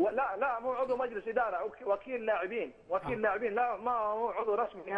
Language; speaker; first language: Arabic; native; Arabic